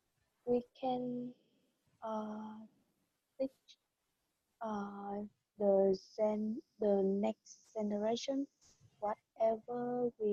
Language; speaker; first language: English; non-native, learner; Vietnamese